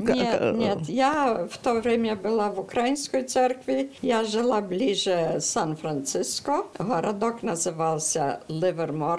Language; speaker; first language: Russian; early bilingual, heritage; Russian